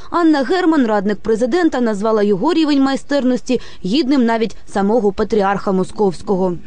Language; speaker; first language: Ukrainian; native; Ukrainian